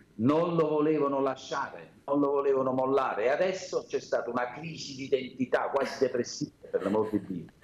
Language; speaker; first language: Italian; native; Italian